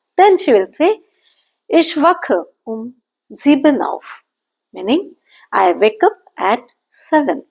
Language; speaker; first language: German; non-native, fluent; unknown